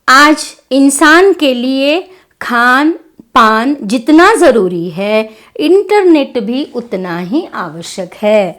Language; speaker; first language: Hindi; non-native, local second language; Kannada